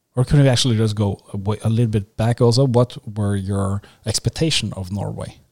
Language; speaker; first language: English; non-native, fluent; Norwegian